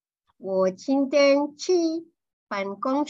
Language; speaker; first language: Chinese; non-native, learner; Malay